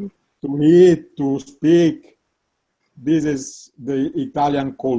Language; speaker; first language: English; non-native, learner; Italian